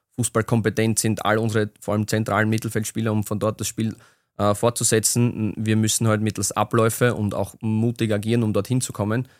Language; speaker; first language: German; native; German